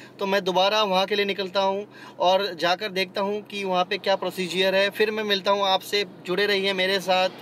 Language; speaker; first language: Hindi; non-native, local second language; Bangla